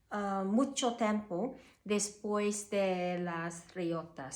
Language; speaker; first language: Spanish; non-native, learner; Cantonese